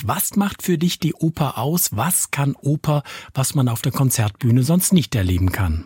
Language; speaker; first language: German; native; German